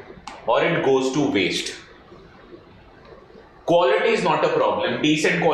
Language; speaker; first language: English; non-native, local second language; Hindi